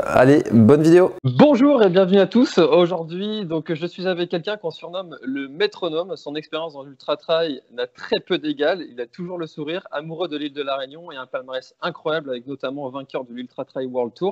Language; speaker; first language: French; native; French